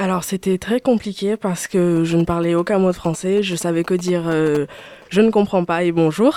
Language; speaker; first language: French; early bilingual, other home language; Chinese